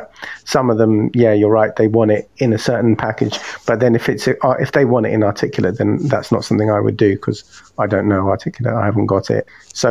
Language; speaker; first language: English; native; English